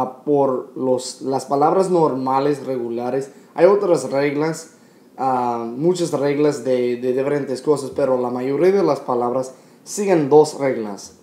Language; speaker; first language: Spanish; non-native, fluent; English